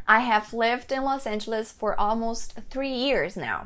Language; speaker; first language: English; non-native, fluent; Portuguese